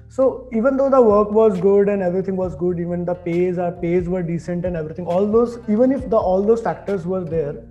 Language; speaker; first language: English; non-native, local second language; Hindi